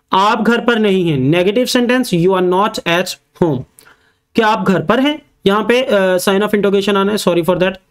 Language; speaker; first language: Urdu; native; Urdu